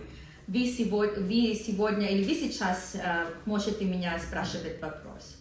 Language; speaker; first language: Russian; non-native, learner; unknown